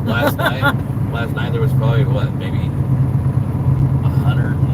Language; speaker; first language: English; native; English